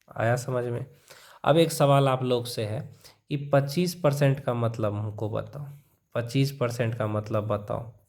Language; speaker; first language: Hindi; native; Hindi